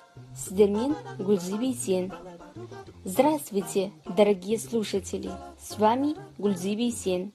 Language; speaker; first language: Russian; non-native, fluent; Kazakh